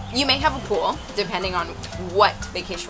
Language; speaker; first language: English; native; English